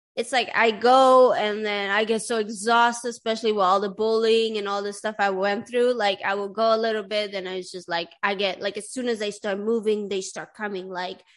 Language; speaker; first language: English; non-native, fluent; Swedish